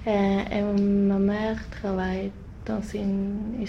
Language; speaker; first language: French; non-native, learner; Swedish